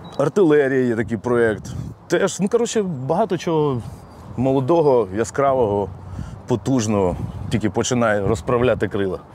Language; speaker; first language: Ukrainian; non-native, local second language; Russian